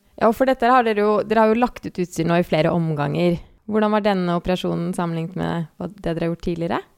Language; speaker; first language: Norwegian; native; Norwegian